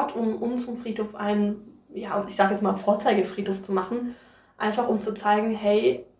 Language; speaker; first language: German; native; German